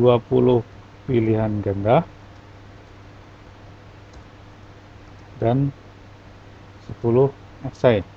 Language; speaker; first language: Indonesian; native; Indonesian